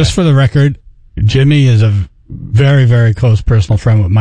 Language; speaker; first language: English; native; English